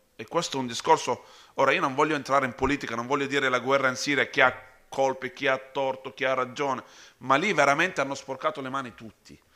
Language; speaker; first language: Italian; non-native, fluent; Arabic